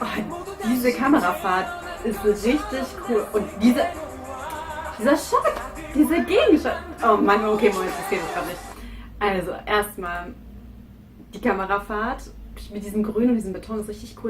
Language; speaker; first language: German; native; German